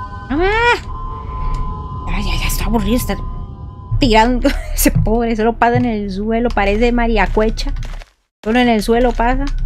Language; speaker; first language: Spanish; native; Spanish